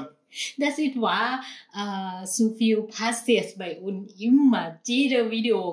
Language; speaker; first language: German; non-native, learner; Thai